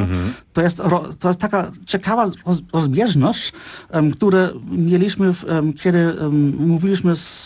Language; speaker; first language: Polish; non-native, fluent; German